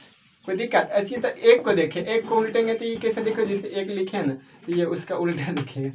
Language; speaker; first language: Hindi; native; Hindi